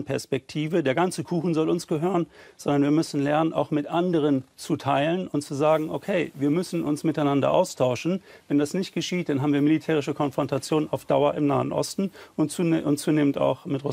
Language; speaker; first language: German; native; German